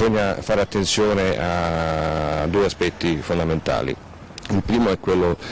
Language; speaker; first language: Italian; native; Italian